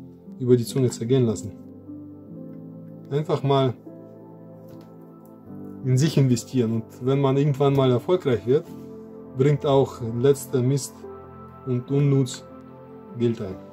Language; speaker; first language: German; non-native, fluent; Russian